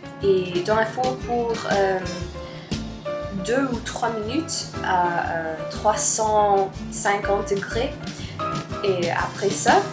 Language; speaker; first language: French; non-native, learner; English